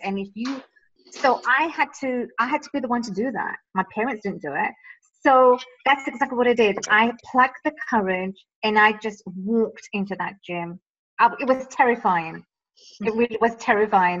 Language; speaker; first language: English; native; English